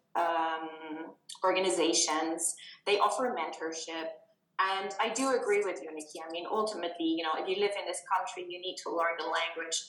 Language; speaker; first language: English; non-native, fluent; German